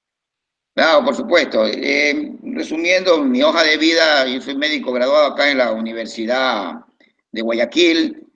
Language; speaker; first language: Spanish; native; Spanish